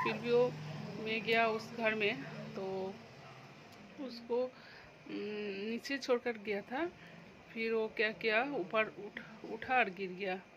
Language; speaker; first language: Hindi; non-native, local second language; Bangla